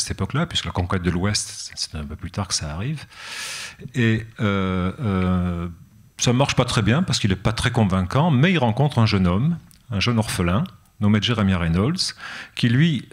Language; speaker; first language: French; native; French